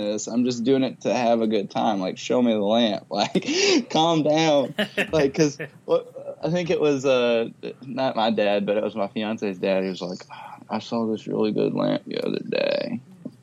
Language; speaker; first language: English; native; English